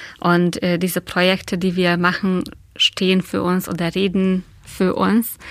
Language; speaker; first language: German; non-native, fluent; Hungarian